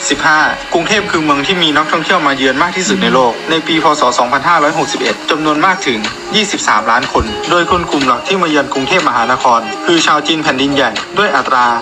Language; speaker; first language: Thai; native; Thai